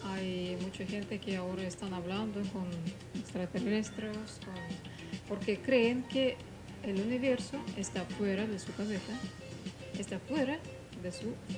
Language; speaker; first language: Spanish; non-native, fluent; Russian